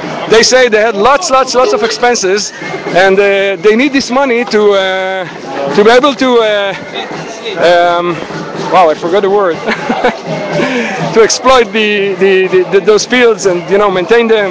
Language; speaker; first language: English; non-native, fluent; Hebrew